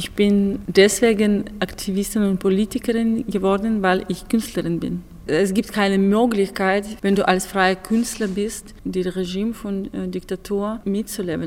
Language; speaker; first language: German; non-native, fluent; Russian